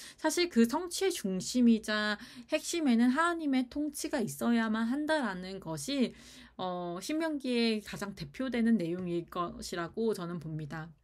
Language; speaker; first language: Korean; native; Korean